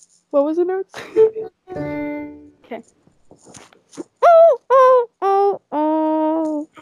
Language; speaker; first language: English; native; English